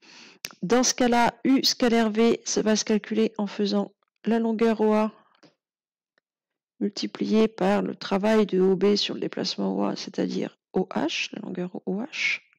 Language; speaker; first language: French; native; French